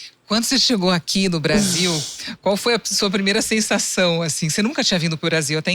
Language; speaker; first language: Portuguese; native; Portuguese